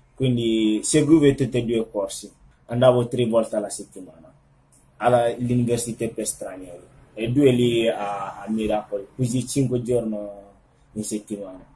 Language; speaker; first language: Italian; non-native, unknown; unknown